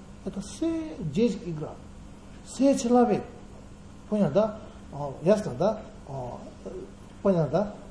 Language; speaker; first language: Russian; non-native, learner; Tibetan